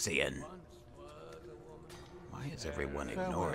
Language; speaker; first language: English; native; English